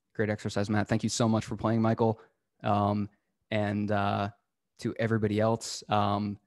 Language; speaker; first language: English; native; English